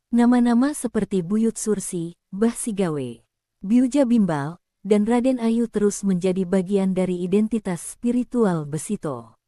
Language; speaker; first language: Indonesian; native; Indonesian